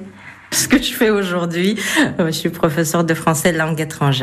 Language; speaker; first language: French; non-native, fluent; Russian